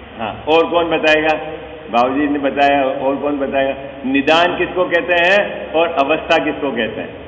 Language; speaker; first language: Hindi; native; Hindi